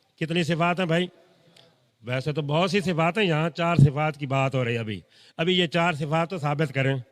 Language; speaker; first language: Urdu; non-native, local second language; Saraiki